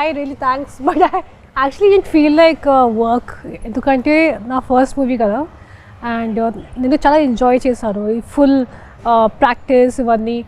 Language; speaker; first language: Telugu; non-native, fluent; Hindi